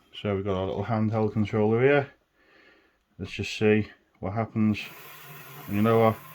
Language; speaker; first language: English; native; English